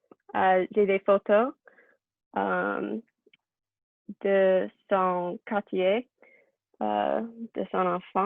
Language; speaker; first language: French; non-native, learner; English